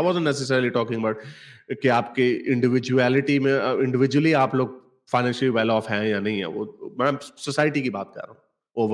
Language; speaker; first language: Hindi; native; Hindi